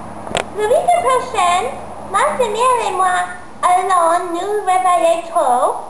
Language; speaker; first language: French; non-native, learner; English